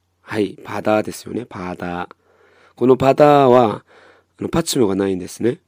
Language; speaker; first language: Japanese; non-native, fluent; Korean